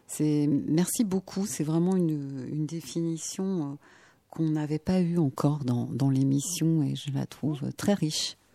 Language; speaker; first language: French; native; French